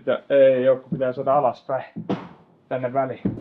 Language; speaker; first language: Finnish; native; Finnish